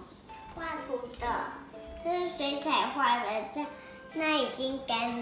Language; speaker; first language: Chinese; early bilingual, heritage; Chinese